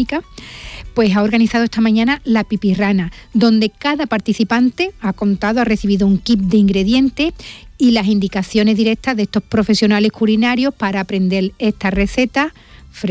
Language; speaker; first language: Spanish; native; Spanish